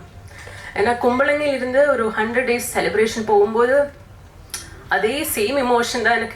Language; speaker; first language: Tamil; non-native, fluent; Malayalam